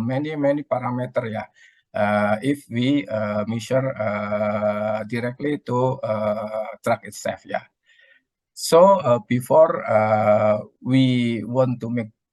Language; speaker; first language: English; non-native, learner; Indonesian